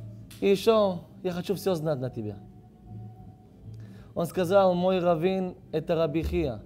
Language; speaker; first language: Russian; non-native, learner; Hebrew